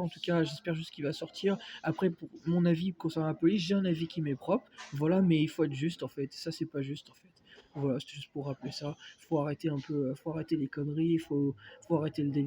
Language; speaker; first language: French; native; French